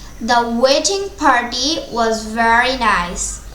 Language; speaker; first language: English; non-native, local second language; Bangla